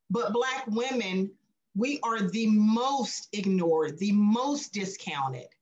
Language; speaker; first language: English; native; English